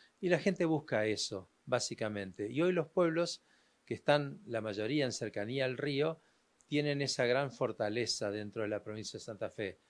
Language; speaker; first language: Spanish; native; Spanish